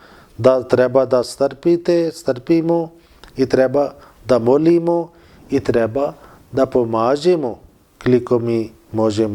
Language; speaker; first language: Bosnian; non-native, learner; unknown